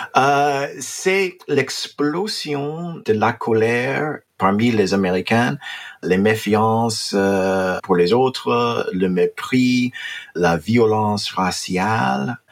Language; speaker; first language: French; non-native, fluent; English